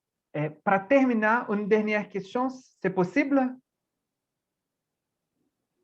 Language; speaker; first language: French; non-native, fluent; Portuguese